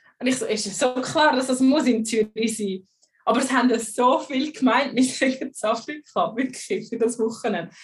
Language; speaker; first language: German; native; German